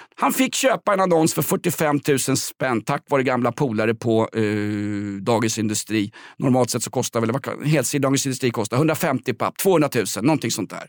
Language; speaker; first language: Swedish; native; Swedish